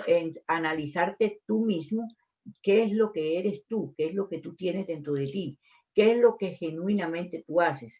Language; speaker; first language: Spanish; native; Spanish